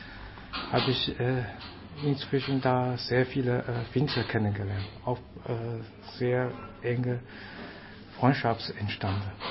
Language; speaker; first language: German; non-native, fluent; Chinese